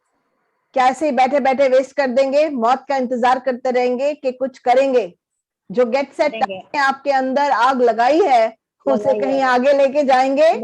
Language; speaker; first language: Hindi; native; Hindi